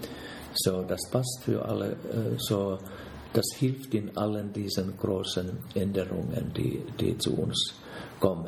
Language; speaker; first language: German; non-native, fluent; Finnish